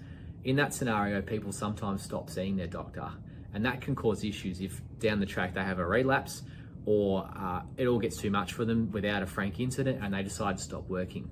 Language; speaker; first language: English; native; English